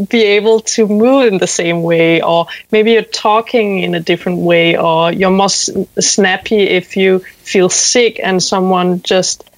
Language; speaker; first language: English; non-native, fluent; Danish